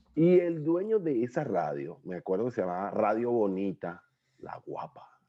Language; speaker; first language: Spanish; native; Spanish